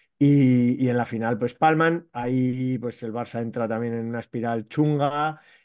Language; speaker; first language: Spanish; native; Spanish